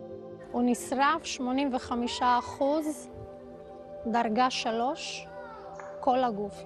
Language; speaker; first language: Hebrew; non-native, local second language; Arabic